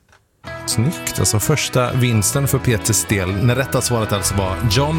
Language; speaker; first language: Swedish; native; Swedish